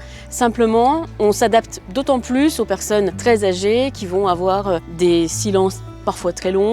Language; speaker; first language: French; native; French